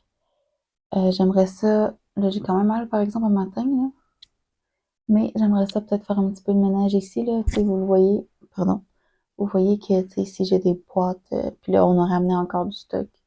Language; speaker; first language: French; native; French